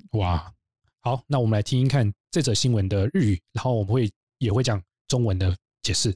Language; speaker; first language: Chinese; native; Chinese